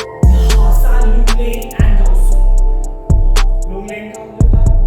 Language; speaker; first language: Vietnamese; non-native, learner; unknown